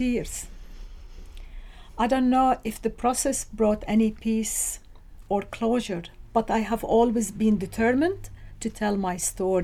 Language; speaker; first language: English; non-native, fluent; Arabic